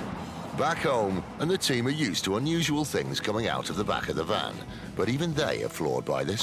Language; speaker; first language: English; native; English